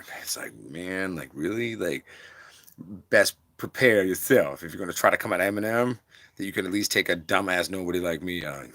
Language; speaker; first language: English; native; English